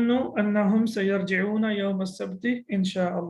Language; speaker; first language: Arabic; non-native, fluent; Urdu